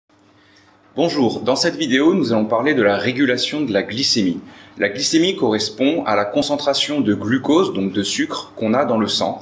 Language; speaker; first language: French; native; French